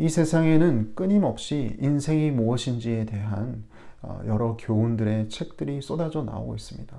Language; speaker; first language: Korean; native; Korean